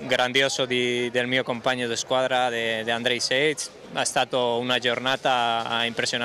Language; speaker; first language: Italian; non-native, fluent; Spanish